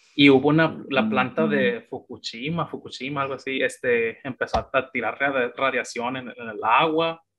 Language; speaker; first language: Spanish; native; Spanish